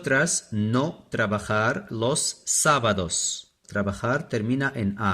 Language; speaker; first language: Spanish; non-native, fluent; Arabic